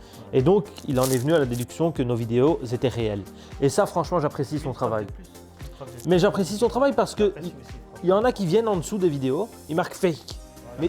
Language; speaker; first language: French; native; French